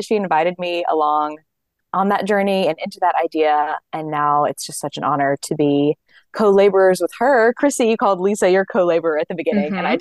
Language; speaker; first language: English; native; English